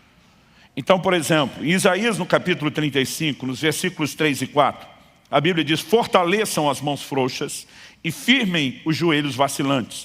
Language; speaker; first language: Portuguese; native; Portuguese